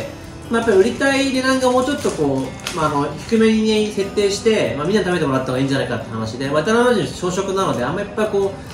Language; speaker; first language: Japanese; native; Japanese